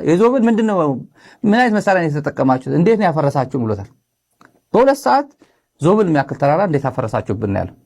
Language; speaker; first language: Amharic; non-native, local second language; Tigrinya